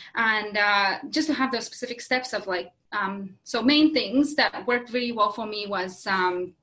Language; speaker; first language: English; non-native, fluent; Latvian